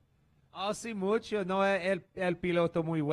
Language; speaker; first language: Spanish; non-native, learner; English